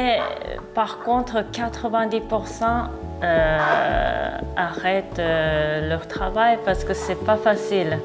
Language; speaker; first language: French; non-native, fluent; Japanese